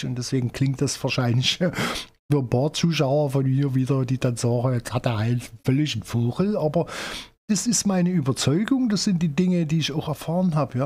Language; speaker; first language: German; native; German